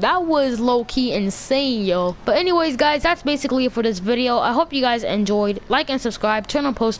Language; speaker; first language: English; native; English